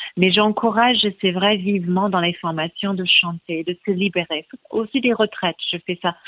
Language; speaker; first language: French; non-native, fluent; English